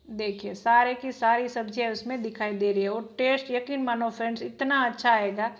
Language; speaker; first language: Hindi; non-native, local second language; Gujarati